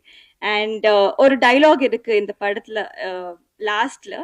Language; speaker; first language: Tamil; non-native, fluent; Telugu